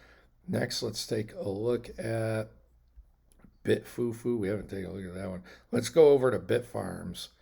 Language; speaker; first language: English; native; English